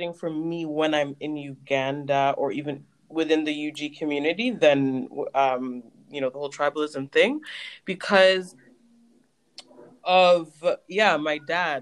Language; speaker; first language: English; native; English